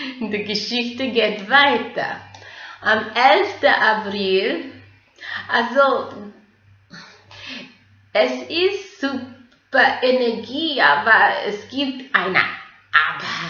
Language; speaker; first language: German; non-native, fluent; English